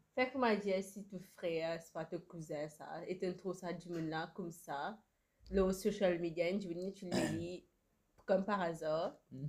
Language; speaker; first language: French; non-native, local second language; Morisyen